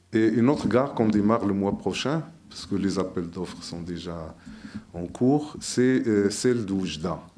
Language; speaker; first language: French; non-native, local second language; Arabic